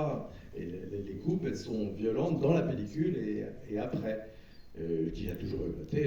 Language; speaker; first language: French; native; French